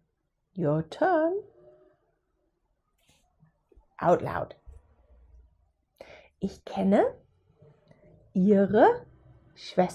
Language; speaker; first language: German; non-native, fluent; English